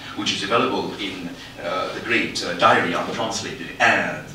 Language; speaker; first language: English; non-native, local second language; Bangla